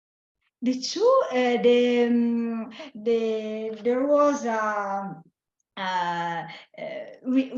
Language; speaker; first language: English; non-native, learner; Italian